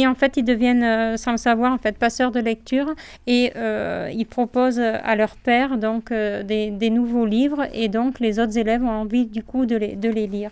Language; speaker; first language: French; native; French